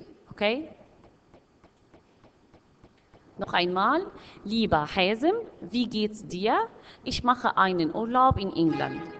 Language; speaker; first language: German; non-native, fluent; Arabic